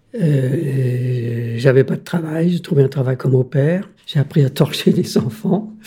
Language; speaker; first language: French; non-native, fluent; Danish